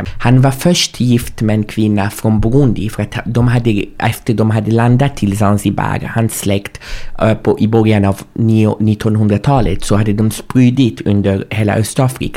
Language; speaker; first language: Swedish; non-native, fluent; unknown